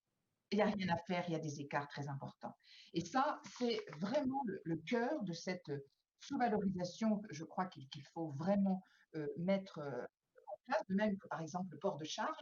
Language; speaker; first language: French; native; French